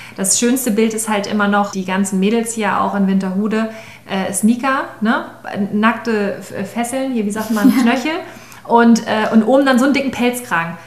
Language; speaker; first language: German; native; German